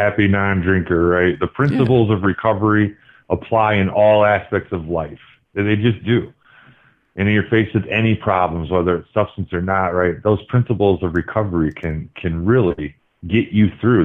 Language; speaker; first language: English; native; English